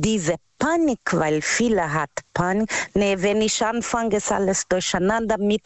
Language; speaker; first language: German; non-native, fluent; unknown